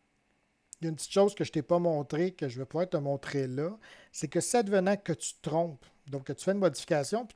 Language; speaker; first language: French; native; French